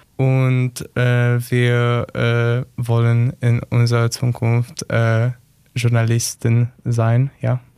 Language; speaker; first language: German; non-native, learner; Polish